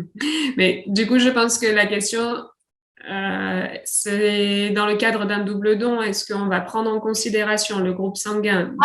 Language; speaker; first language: French; native; French